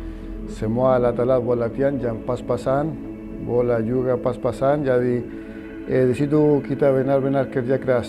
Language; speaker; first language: Indonesian; non-native, fluent; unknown